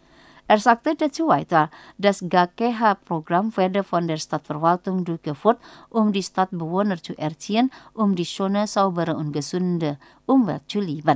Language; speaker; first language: German; non-native, fluent; Indonesian